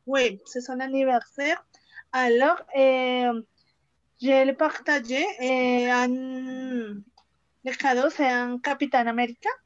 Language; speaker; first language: French; non-native, learner; Spanish